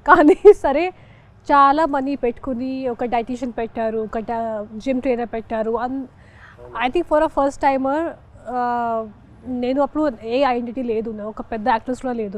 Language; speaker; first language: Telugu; non-native, fluent; Hindi